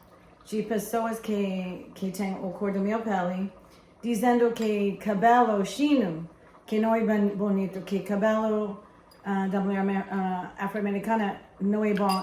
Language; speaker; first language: Portuguese; non-native, fluent; English